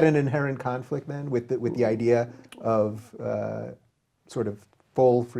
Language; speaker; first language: English; native; English